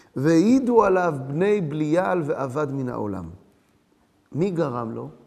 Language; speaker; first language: Hebrew; early bilingual, other home language; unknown